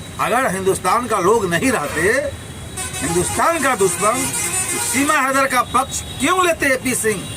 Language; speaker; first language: Hindi; native; Hindi